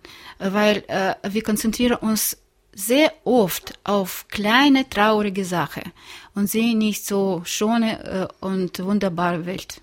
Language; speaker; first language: German; non-native, learner; Russian